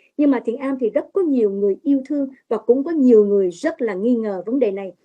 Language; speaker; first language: Vietnamese; early bilingual, heritage; Vietnamese